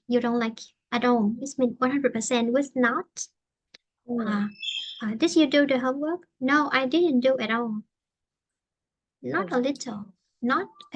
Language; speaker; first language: English; non-native, fluent; Vietnamese